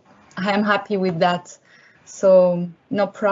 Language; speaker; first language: English; non-native, learner; French